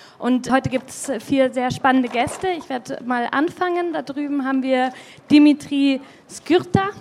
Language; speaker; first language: German; native; German